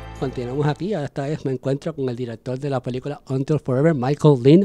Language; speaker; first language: Spanish; native; Spanish